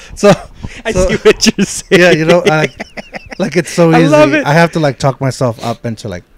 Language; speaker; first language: English; native; English